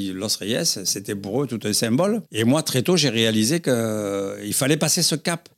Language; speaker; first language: French; native; French